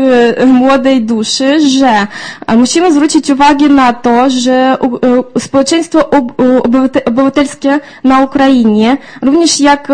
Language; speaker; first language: Polish; non-native, fluent; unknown